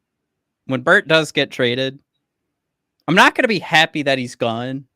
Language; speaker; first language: English; native; English